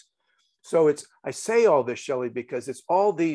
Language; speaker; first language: English; native; English